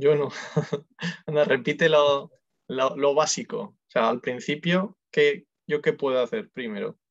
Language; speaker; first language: Spanish; non-native, learner; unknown